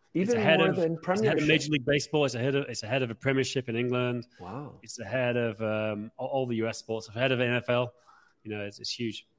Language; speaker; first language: English; native; English